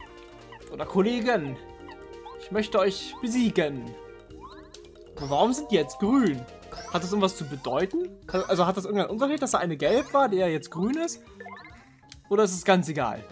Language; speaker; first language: German; native; German